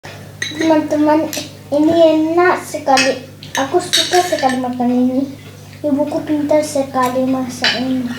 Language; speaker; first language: Indonesian; early bilingual, heritage; Spanish